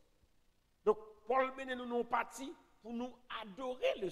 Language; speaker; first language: French; non-native, local second language; Haitian Creole